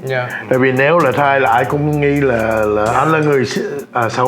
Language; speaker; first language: Vietnamese; early bilingual, heritage; English